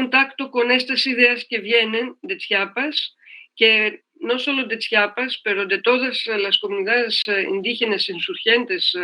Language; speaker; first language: Spanish; non-native, fluent; Greek